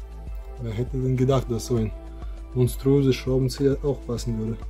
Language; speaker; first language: German; non-native, fluent; Russian